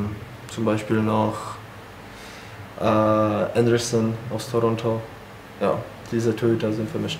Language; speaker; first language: German; non-native, fluent; Czech